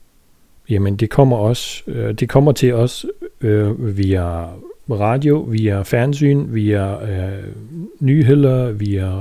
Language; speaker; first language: Danish; non-native, fluent; German